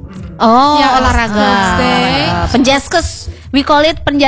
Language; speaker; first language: English; non-native, learner; Indonesian